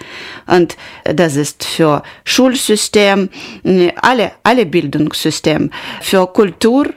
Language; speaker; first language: German; non-native, learner; Ukrainian